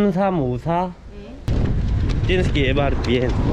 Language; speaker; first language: Spanish; non-native, learner; Korean